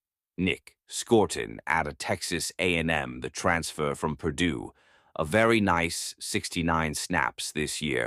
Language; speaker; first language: English; native; English